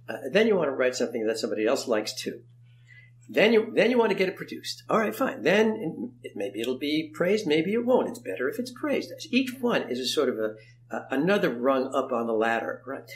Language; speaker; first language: English; native; English